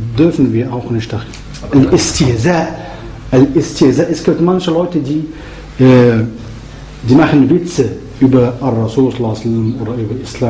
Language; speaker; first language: German; non-native, fluent; Arabic